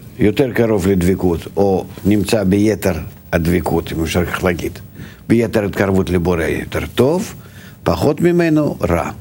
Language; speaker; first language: Hebrew; non-native, fluent; Russian